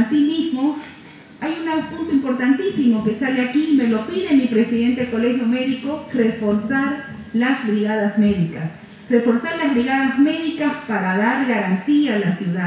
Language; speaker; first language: Spanish; native; Spanish